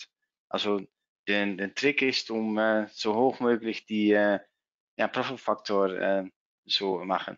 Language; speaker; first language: German; non-native, learner; Dutch